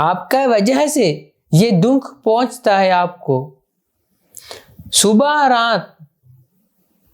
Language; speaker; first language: Hindi; non-native, fluent; Sinhala